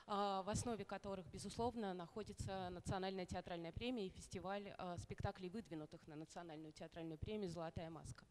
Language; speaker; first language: Russian; native; Russian